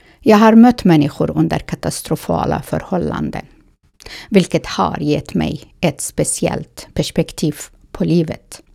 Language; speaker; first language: Swedish; non-native, fluent; Kurdish